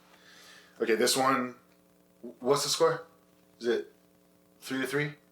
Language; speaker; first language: English; native; English